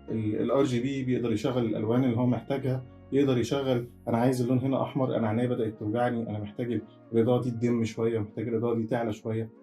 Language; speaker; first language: Arabic; native; Arabic